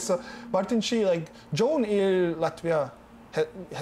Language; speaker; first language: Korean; non-native, learner; Latvian